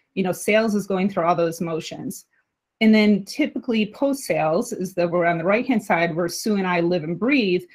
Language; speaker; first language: English; native; English